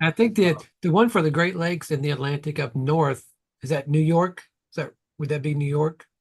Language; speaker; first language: English; native; English